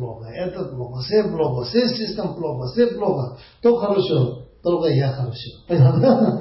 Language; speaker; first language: Russian; non-native, learner; Tibetan